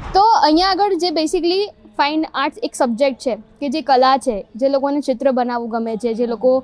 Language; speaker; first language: Gujarati; native; Gujarati